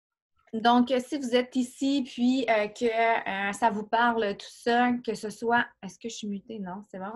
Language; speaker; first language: French; native; French